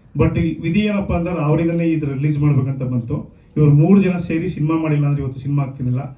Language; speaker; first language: Kannada; native; Kannada